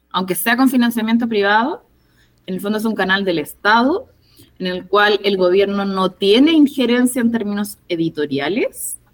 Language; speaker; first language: Spanish; native; Spanish